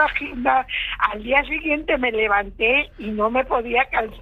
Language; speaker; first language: Spanish; native; Spanish